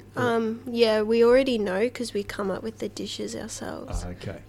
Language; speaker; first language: English; native; English